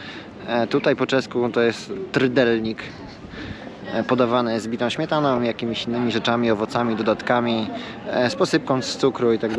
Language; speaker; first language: Polish; native; Polish